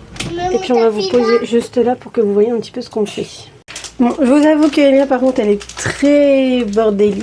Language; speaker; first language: French; native; French